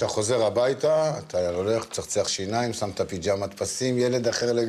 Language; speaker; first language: Hebrew; native; Hebrew